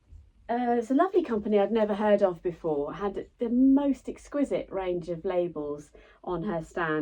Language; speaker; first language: English; native; English